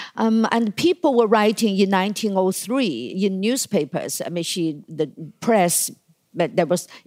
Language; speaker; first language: English; non-native, fluent; Chinese